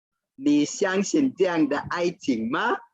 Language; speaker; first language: Chinese; non-native, fluent; Swahili